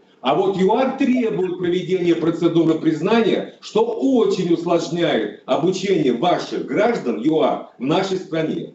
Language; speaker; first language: Russian; native; Russian